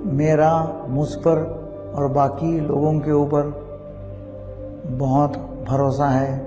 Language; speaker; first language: Hindi; non-native, local second language; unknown